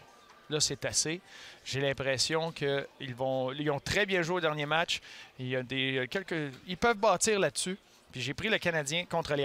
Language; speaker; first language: French; native; French